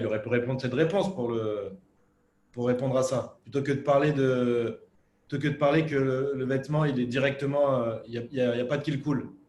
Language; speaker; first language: French; native; French